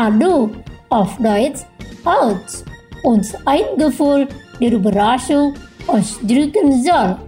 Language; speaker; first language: German; non-native, fluent; Indonesian